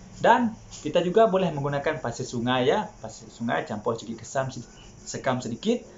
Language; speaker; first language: Malay; native; Malay